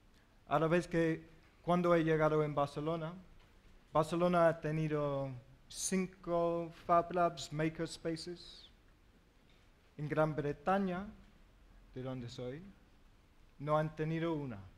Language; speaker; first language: Spanish; non-native, learner; English